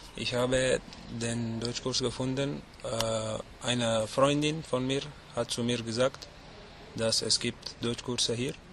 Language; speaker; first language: German; non-native, learner; Arabic